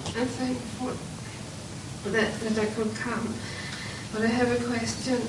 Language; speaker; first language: English; non-native, learner; Swedish